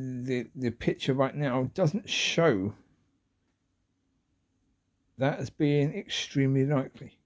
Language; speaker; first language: English; native; English